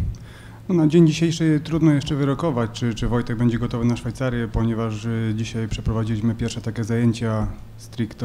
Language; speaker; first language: Polish; native; Polish